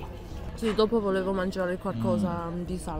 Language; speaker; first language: Italian; non-native, learner; Chinese